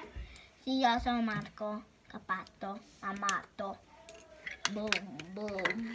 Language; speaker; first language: Italian; early bilingual, heritage; Italian